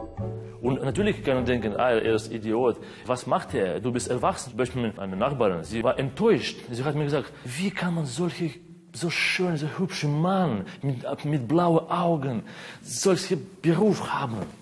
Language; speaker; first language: German; non-native, learner; Russian